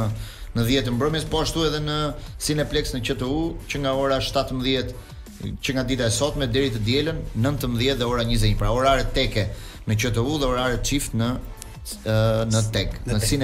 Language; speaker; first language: Albanian; native; Albanian